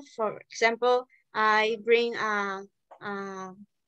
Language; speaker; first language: English; non-native, learner; Spanish